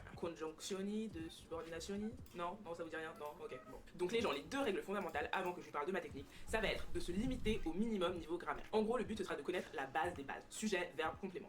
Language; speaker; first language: French; native; French